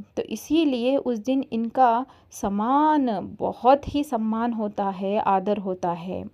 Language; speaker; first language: Hindi; non-native, local second language; Kannada